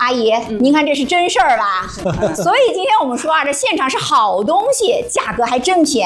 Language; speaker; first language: Chinese; native; Chinese